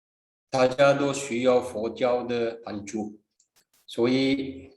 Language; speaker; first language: Chinese; non-native, fluent; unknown